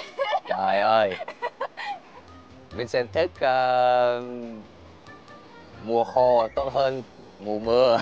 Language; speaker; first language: Vietnamese; non-native, learner; Dutch